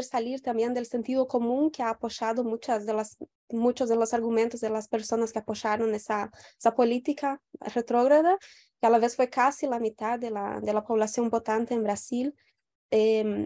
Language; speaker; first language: Spanish; non-native, fluent; Portuguese